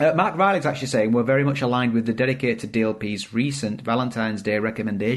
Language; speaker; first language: English; native; English